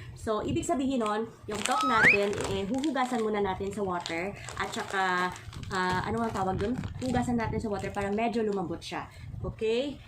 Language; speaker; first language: Filipino; native; Filipino